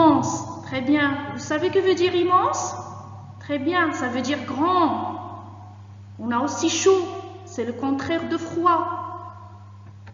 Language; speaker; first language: French; non-native, local second language; Arabic